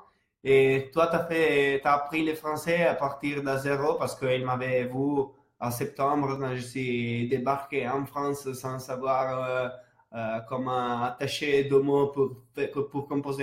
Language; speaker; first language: French; non-native, fluent; Italian